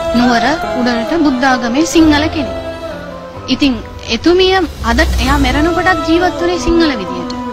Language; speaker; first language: Sinhala; non-native, local second language; Tamil